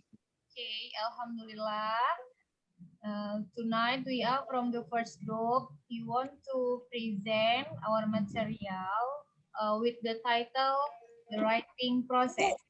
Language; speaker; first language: English; non-native, fluent; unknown